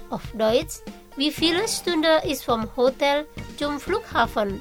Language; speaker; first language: German; non-native, learner; Indonesian